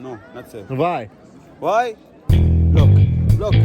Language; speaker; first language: English; non-native, learner; Arabic